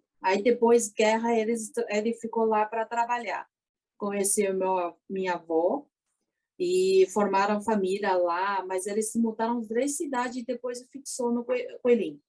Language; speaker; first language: Portuguese; early bilingual, other home language; Chinese